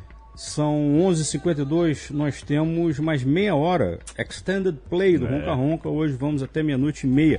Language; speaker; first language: Portuguese; native; Portuguese